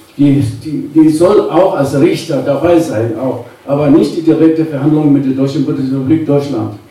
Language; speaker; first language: German; non-native, fluent; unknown